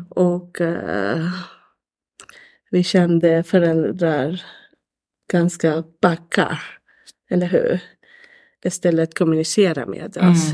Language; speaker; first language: Swedish; non-native, learner; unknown